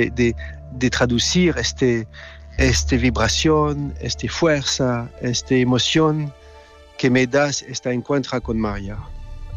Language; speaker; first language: Spanish; non-native, fluent; French